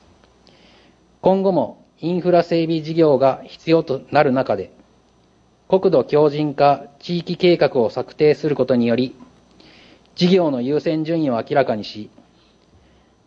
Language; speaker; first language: Japanese; native; Japanese